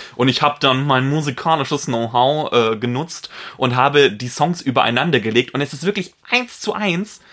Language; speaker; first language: German; non-native, fluent; Polish